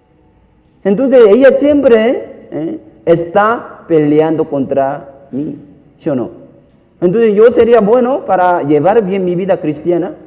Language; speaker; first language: Spanish; non-native, learner; Korean